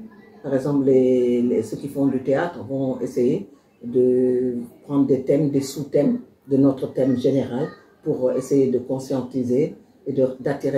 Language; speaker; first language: French; non-native, local second language; Wolof